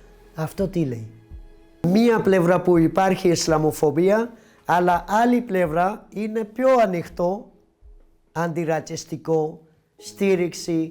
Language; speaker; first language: Greek; non-native, learner; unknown